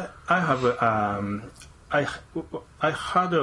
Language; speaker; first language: English; non-native, learner; Japanese